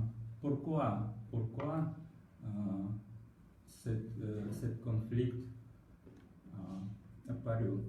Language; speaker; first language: French; non-native, learner; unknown